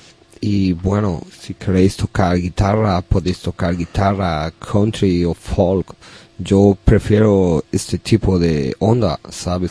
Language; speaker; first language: Spanish; non-native, learner; English